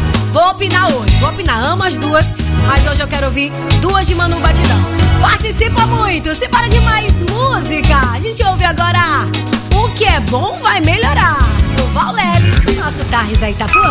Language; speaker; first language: Portuguese; native; Portuguese